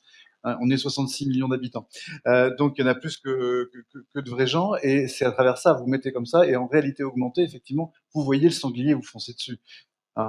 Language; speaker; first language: French; native; French